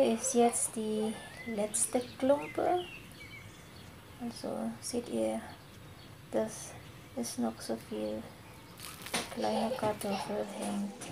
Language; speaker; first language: German; non-native, fluent; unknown